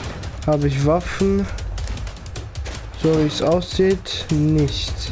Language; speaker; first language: German; early bilingual, other home language; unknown